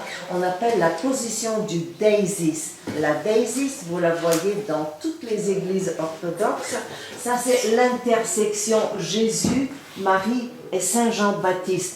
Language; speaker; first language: French; non-native, fluent; Bulgarian